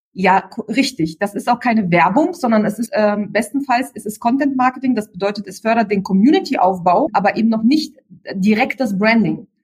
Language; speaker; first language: German; early bilingual, other home language; Bulgarian